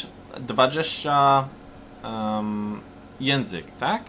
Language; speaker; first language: Polish; non-native, learner; English